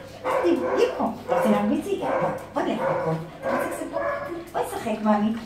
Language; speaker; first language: Hebrew; native; Hebrew